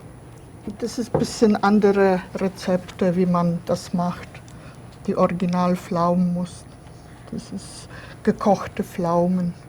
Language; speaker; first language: German; non-native, fluent; Polish